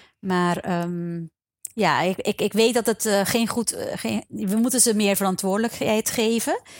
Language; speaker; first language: Dutch; non-native, local second language; Papiamento